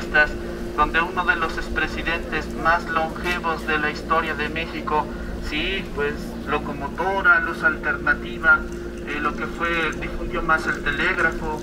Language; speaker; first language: Spanish; native; Spanish